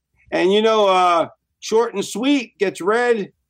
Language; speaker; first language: English; native; English